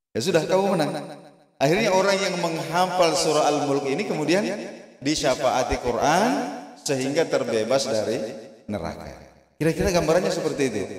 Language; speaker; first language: Indonesian; non-native, local second language; Buginese